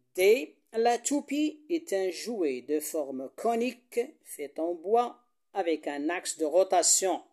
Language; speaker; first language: French; non-native, local second language; Arabic